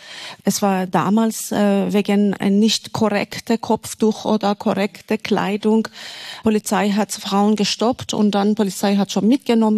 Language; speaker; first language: German; non-native, fluent; Persian